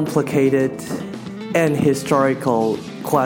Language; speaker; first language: English; non-native, fluent; Chinese